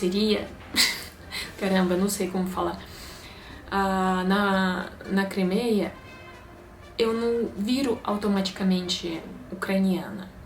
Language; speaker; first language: Portuguese; non-native, fluent; Russian